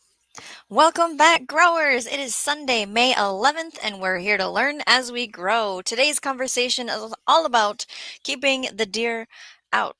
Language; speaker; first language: English; native; English